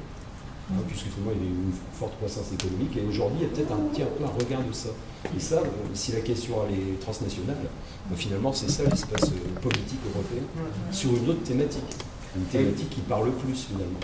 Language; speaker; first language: French; native; French